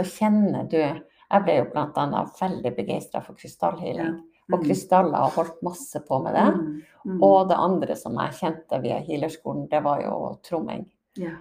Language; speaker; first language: Norwegian; native; Norwegian